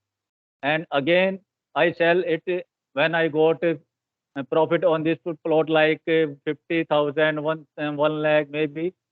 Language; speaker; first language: English; non-native, learner; Hindi